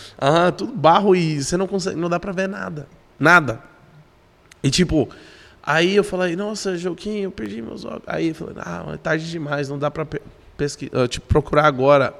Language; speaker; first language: Portuguese; non-native, fluent; English